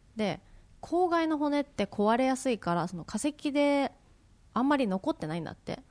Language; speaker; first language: Japanese; native; Japanese